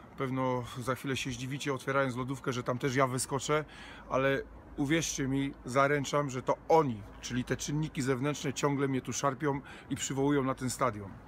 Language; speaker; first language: Polish; native; Polish